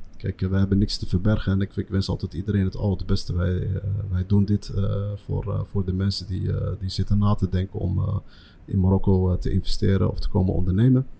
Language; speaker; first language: Dutch; early bilingual, other home language; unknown